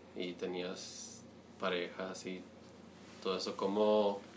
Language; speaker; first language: Spanish; early bilingual, heritage; Spanish